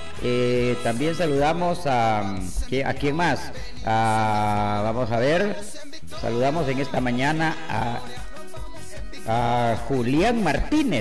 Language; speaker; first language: Spanish; native; Spanish